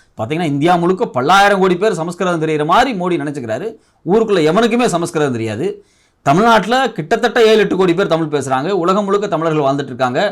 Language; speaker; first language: Tamil; native; Tamil